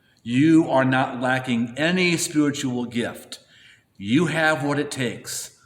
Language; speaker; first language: English; native; English